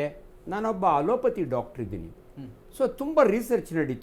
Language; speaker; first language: Kannada; native; Kannada